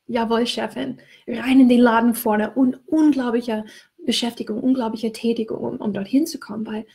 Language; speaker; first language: German; non-native, fluent; English